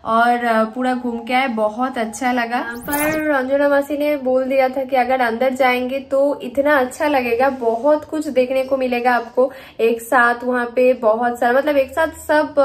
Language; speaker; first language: Hindi; non-native, local second language; Bangla